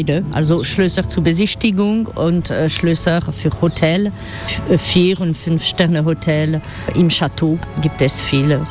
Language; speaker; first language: German; non-native, fluent; French